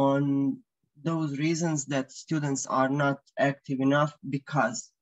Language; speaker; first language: English; non-native, fluent; Croatian